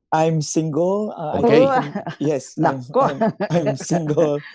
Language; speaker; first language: Filipino; native; Filipino